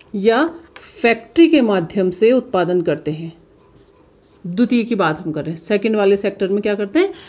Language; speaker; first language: Hindi; native; Hindi